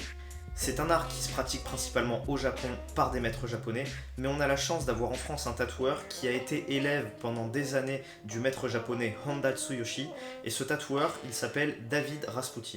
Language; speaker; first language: French; native; French